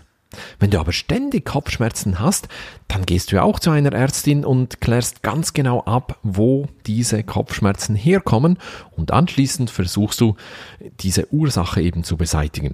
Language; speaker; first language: German; native; German